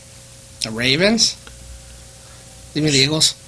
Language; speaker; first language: English; native; English